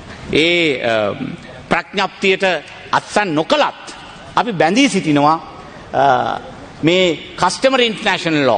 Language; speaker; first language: Sinhala; non-native, local second language; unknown